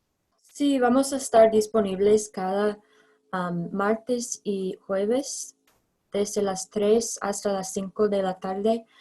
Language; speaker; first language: Spanish; non-native, fluent; English